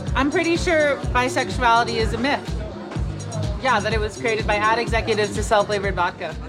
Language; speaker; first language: English; early bilingual, other home language; Persian